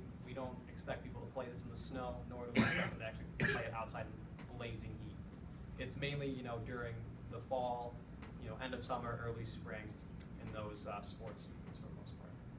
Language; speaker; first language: English; native; English